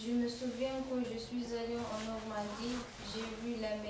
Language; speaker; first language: French; non-native, learner; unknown